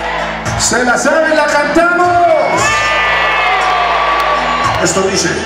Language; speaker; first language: Spanish; native; Spanish